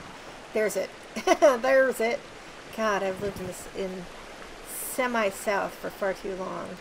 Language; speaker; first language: English; native; English